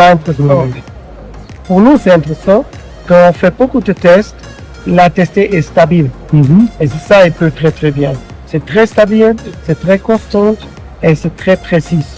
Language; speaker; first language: French; non-native, learner; German